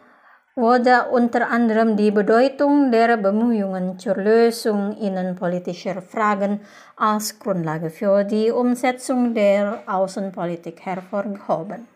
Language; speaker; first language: German; non-native, fluent; Indonesian